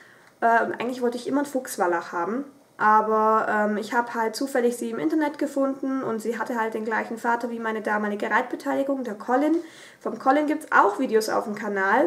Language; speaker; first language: German; native; German